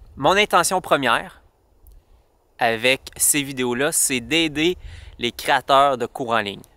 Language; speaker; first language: French; native; French